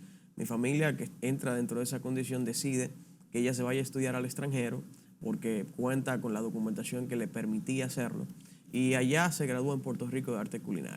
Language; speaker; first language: Spanish; native; Spanish